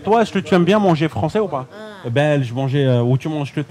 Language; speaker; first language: French; native; French